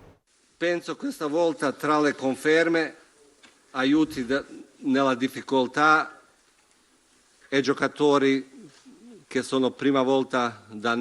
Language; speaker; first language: Italian; non-native, fluent; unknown